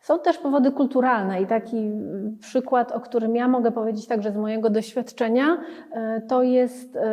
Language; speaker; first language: Polish; early bilingual, other home language; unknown